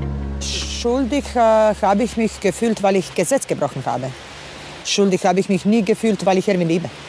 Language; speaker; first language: German; non-native, fluent; Croatian